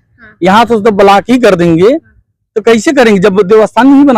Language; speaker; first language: Hindi; native; Hindi